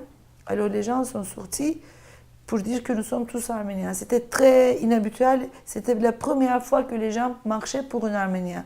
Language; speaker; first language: French; non-native, fluent; Turkish